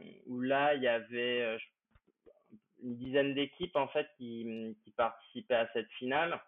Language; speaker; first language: French; native; French